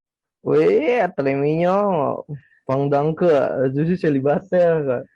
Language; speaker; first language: French; non-native, learner; Indonesian